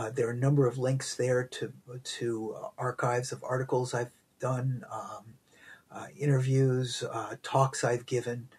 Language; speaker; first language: English; native; English